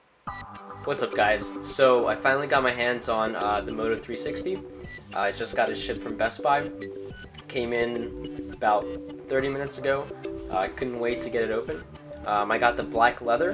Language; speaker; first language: English; native; English